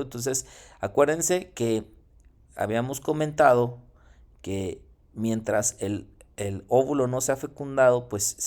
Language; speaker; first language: Spanish; native; Spanish